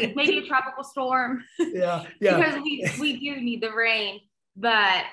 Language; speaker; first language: English; native; English